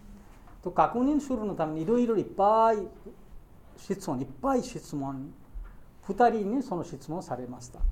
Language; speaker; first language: Japanese; non-native, learner; Bangla